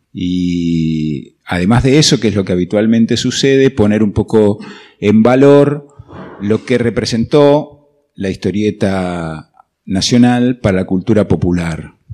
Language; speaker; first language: Spanish; native; Spanish